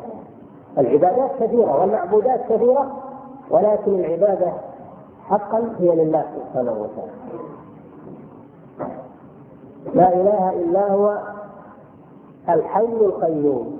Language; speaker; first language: Arabic; native; Arabic